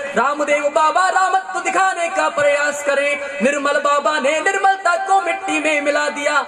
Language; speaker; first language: Hindi; native; Hindi